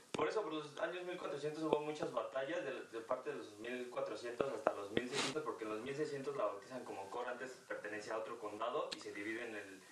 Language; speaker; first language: Spanish; native; Spanish